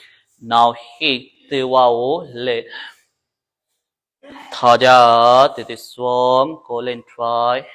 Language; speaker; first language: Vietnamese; non-native, learner; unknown